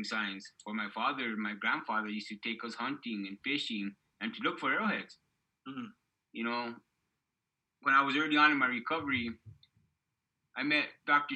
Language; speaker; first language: English; native; English